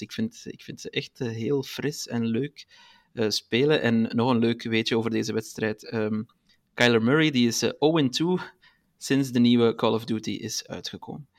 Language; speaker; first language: Dutch; native; Dutch